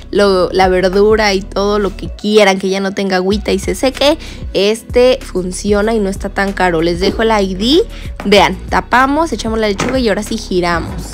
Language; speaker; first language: Spanish; native; Spanish